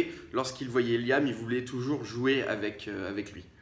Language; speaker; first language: French; native; French